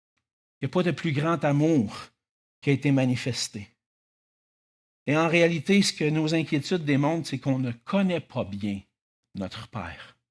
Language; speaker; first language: French; native; French